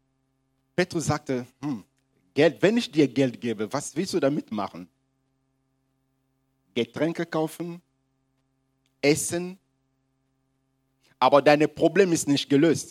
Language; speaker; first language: German; non-native, fluent; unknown